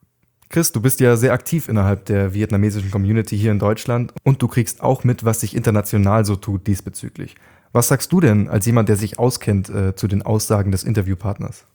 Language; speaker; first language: German; native; German